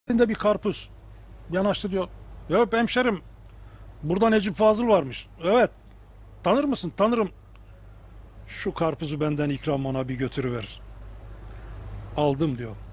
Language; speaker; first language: Turkish; native; Turkish